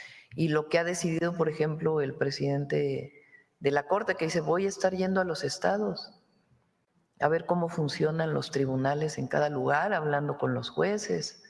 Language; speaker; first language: Spanish; native; Spanish